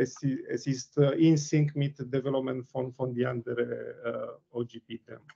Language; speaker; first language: German; non-native, learner; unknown